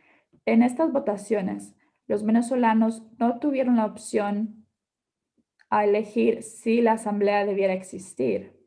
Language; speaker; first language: Spanish; non-native, learner; English